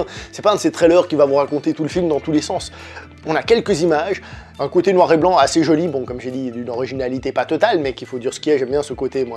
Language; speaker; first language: French; native; French